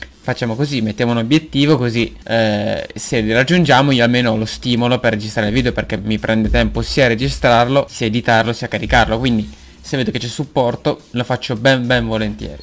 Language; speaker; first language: Italian; native; Italian